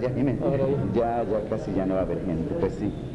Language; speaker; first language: Spanish; native; Spanish